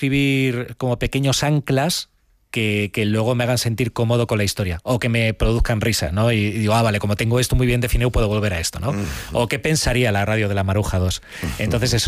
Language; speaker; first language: Spanish; native; Spanish